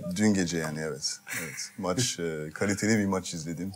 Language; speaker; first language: Turkish; non-native, fluent; French